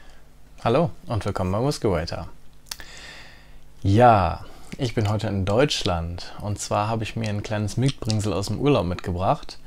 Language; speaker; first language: German; native; German